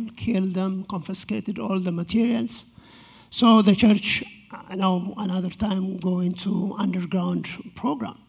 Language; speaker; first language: English; non-native, fluent; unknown